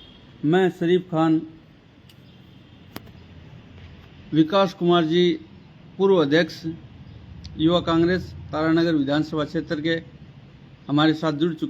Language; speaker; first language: Hindi; native; Hindi